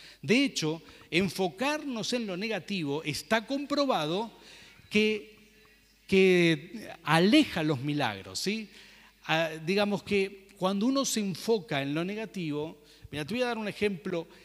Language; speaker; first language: Spanish; native; Spanish